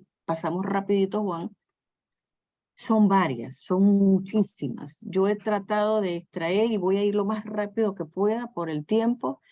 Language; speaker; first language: Spanish; native; Spanish